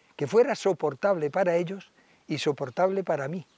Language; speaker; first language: Spanish; native; Spanish